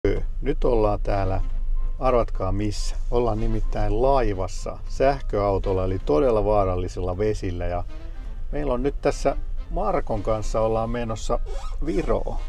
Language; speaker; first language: Finnish; native; Finnish